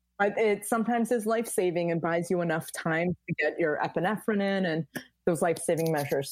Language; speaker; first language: English; native; English